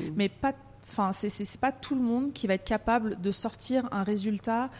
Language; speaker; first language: French; native; French